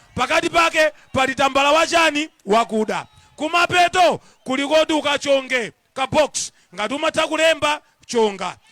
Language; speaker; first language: Nyanja; non-native, local second language; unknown